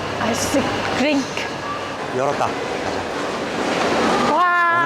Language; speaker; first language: Korean; non-native, learner; Vietnamese